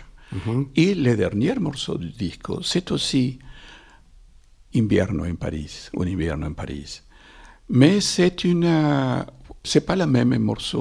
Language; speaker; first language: French; non-native, fluent; Spanish